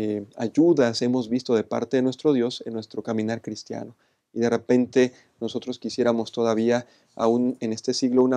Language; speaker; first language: Spanish; native; Spanish